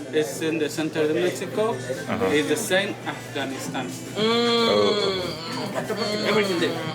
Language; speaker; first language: English; non-native, learner; Spanish